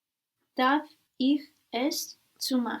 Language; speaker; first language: German; non-native, learner; English